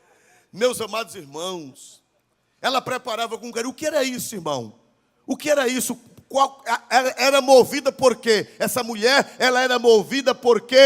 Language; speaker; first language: Portuguese; native; Portuguese